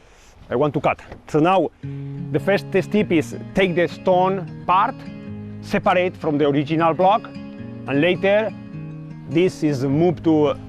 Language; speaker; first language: English; non-native, learner; Spanish